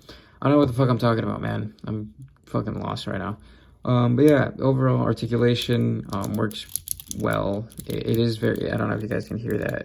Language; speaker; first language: English; native; English